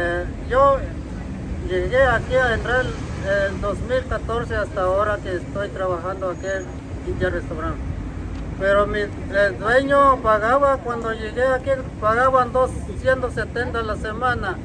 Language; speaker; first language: Spanish; non-native, local second language; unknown